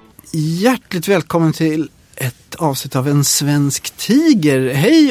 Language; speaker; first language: Swedish; native; Swedish